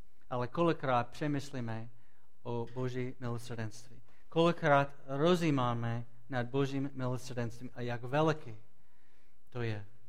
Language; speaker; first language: Czech; non-native, fluent; English